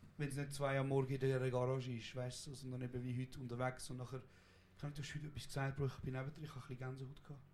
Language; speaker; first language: German; early bilingual, other home language; Kurdish